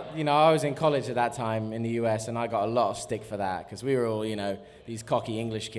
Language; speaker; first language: English; native; English